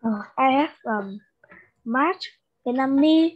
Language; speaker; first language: English; non-native, learner; Vietnamese